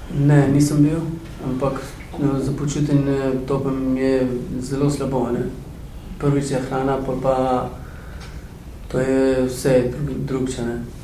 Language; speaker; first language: Slovenian; non-native, learner; Albanian